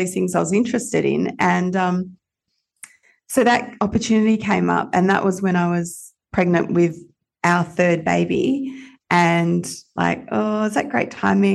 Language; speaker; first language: English; native; English